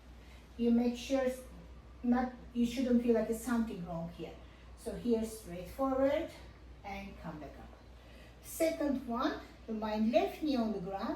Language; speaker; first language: English; non-native, fluent; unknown